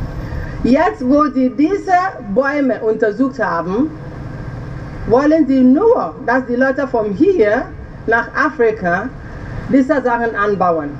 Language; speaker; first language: German; non-native, fluent; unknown